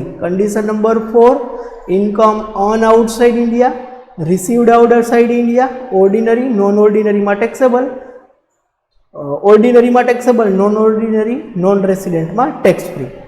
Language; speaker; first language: English; non-native, local second language; Gujarati